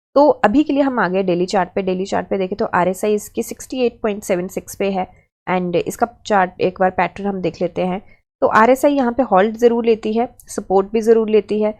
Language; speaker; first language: Hindi; native; Hindi